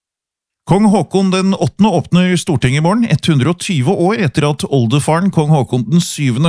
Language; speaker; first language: Norwegian; native; Norwegian